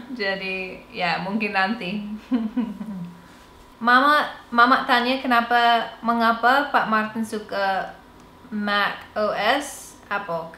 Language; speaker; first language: Indonesian; non-native, fluent; English